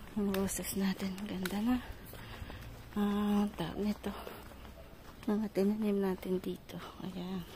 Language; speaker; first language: Filipino; non-native, local second language; Bikol